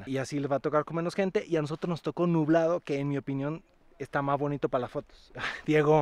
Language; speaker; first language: Spanish; native; Spanish